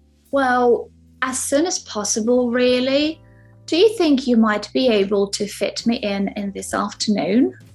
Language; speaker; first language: English; non-native, fluent; Ukrainian